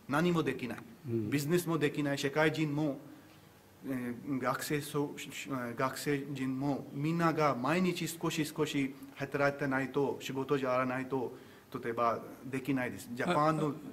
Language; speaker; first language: Japanese; non-native, learner; Urdu